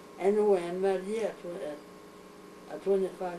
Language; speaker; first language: English; early bilingual, heritage; French